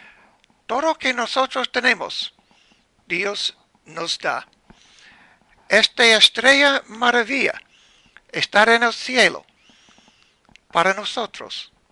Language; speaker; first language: Spanish; non-native, learner; English